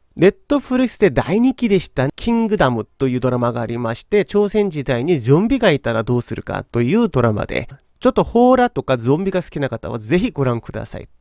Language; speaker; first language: Japanese; non-native, fluent; Korean